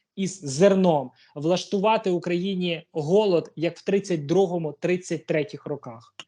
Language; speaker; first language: Ukrainian; native; Ukrainian